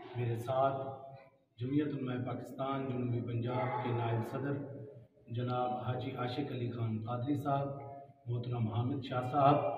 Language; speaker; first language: Urdu; non-native, local second language; Saraiki